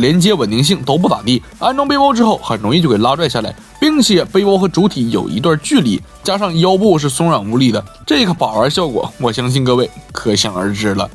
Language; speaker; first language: Chinese; native; Chinese